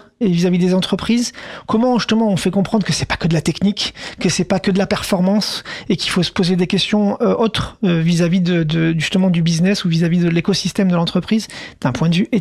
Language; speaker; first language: French; native; French